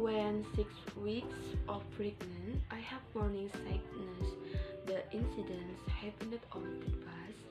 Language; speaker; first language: English; non-native, learner; Indonesian